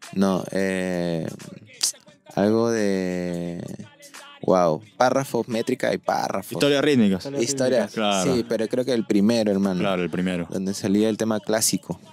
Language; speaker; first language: Spanish; native; Spanish